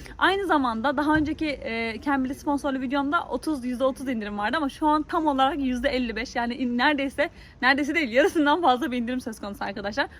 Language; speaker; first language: Turkish; native; Turkish